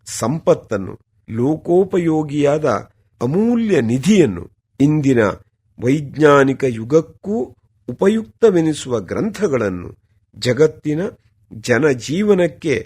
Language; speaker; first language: Kannada; native; Kannada